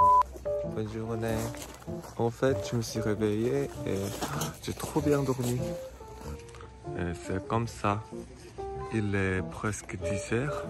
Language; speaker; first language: French; non-native, fluent; Korean